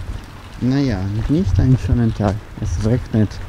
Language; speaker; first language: German; non-native, learner; Italian